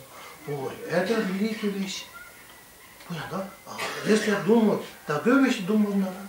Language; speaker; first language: Russian; non-native, learner; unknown